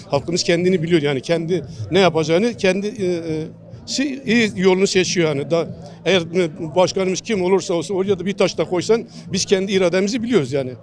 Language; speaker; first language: Turkish; non-native, local second language; Kurdish